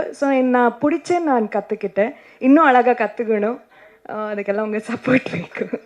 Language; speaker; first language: Tamil; non-native, learner; Kannada